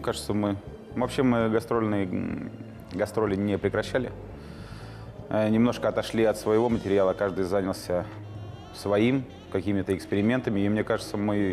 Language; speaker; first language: Russian; native; Russian